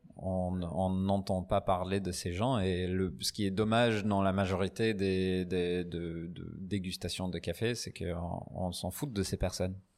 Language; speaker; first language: French; non-native, fluent; English